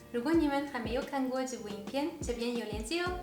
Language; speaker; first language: Chinese; non-native, fluent; French